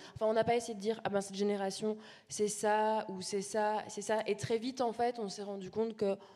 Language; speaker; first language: French; native; French